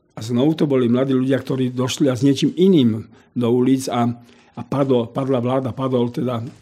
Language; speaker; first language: Slovak; native; Slovak